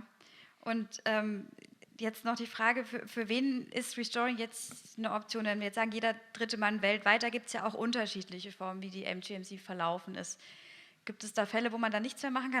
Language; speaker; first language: German; native; German